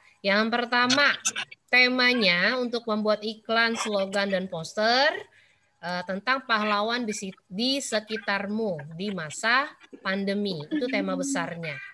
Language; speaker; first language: Indonesian; native; Indonesian